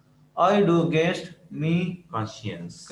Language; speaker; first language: English; non-native, local second language; Urdu